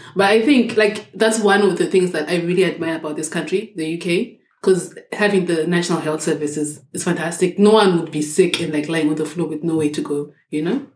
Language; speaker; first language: English; non-native, local second language; Shona